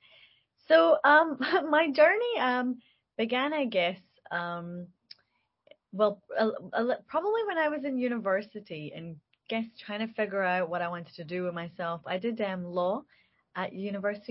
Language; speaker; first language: English; native; English